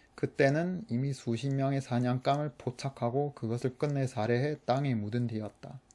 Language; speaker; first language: Korean; non-native, fluent; English